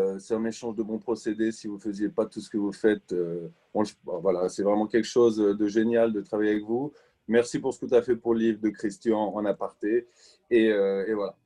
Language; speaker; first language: French; native; French